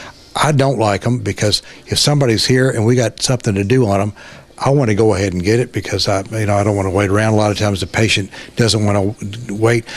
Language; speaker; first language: English; native; English